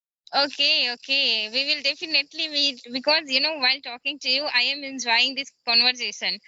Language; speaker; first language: English; non-native, learner; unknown